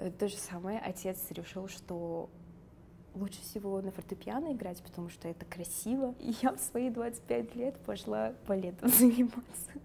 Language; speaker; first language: Russian; non-native, local second language; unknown